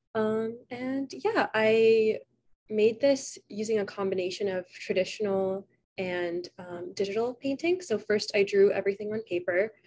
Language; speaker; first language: English; native; English